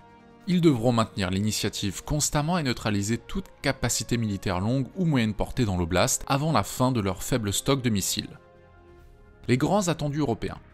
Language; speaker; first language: French; native; French